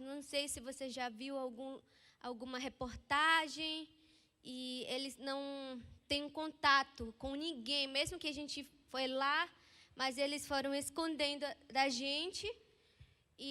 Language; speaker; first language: Portuguese; non-native, local second language; Ticuna